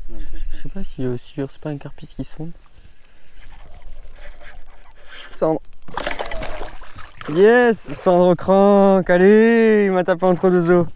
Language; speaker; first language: French; native; French